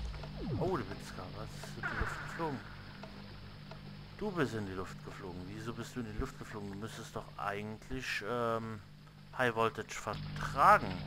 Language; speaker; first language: German; native; German